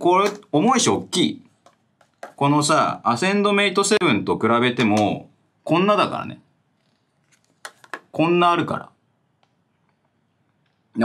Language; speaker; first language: Japanese; native; Japanese